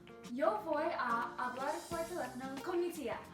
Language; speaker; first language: Spanish; non-native, learner; English